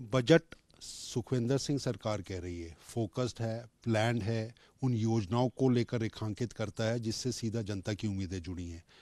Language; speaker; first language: Hindi; native; Hindi